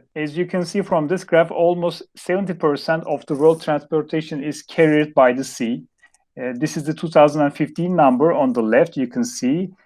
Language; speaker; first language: English; non-native, fluent; Turkish